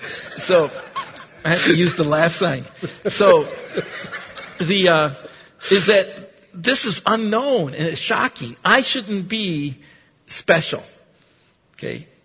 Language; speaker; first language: English; early bilingual, other home language; Spanish